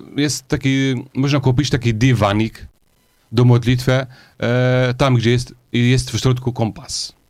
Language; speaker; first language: Polish; non-native, learner; Arabic